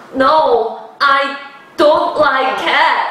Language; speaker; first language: English; non-native, fluent; Korean